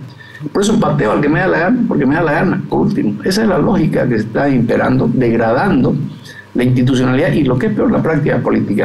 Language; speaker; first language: Spanish; native; Spanish